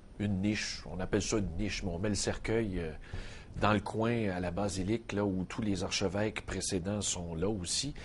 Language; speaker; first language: French; native; French